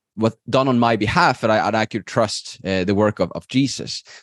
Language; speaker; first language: English; non-native, fluent; Norwegian